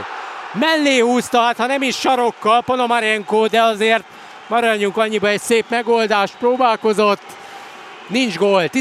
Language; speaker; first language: Hungarian; native; Hungarian